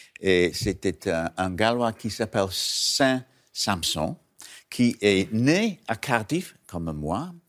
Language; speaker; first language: French; non-native, learner; English